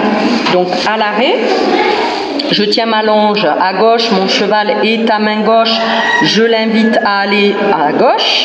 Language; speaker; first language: French; native; French